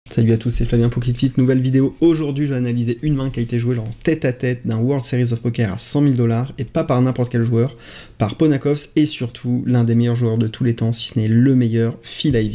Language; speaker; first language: French; native; French